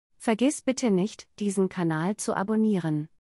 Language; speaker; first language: German; native; German